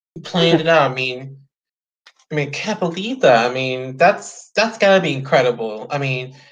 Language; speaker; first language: English; native; English